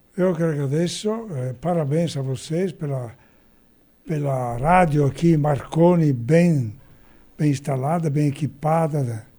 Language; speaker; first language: Portuguese; non-native, fluent; Italian